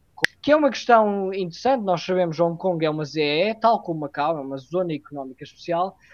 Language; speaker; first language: Portuguese; native; Portuguese